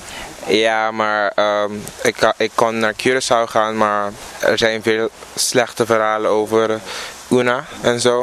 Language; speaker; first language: Dutch; non-native, local second language; Papiamento